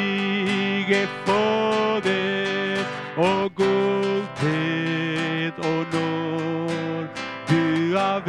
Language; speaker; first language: Swedish; non-native, fluent; Spanish